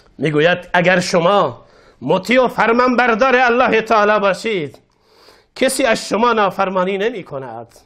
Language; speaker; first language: Persian; non-native, local second language; Baluchi